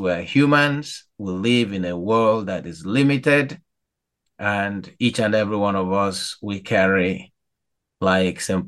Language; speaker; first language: English; non-native, local second language; Igbo